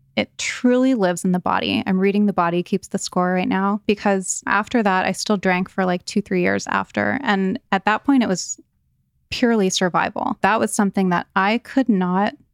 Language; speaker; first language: English; native; English